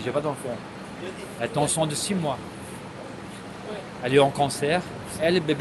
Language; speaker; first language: French; non-native, fluent; Portuguese